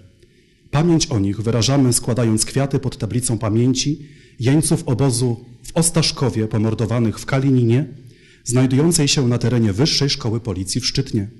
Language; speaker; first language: Polish; native; Polish